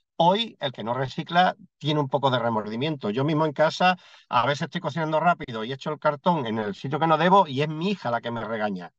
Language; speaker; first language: Spanish; native; Spanish